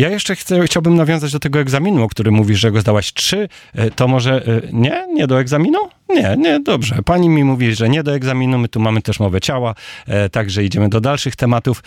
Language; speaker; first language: Polish; native; Polish